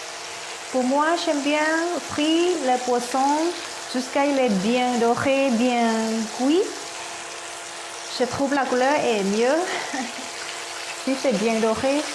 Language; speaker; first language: French; non-native, learner; Thai